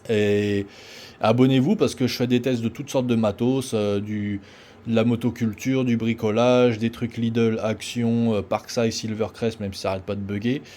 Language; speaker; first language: French; native; French